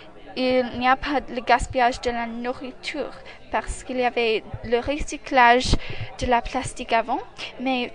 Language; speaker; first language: French; non-native, learner; English